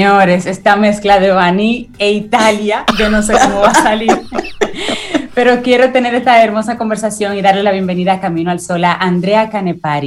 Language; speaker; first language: Spanish; native; Spanish